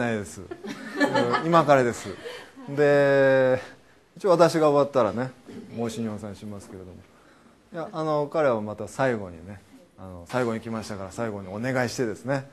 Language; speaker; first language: Japanese; native; Japanese